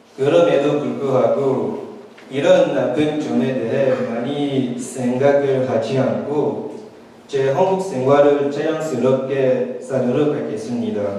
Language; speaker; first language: Korean; non-native, learner; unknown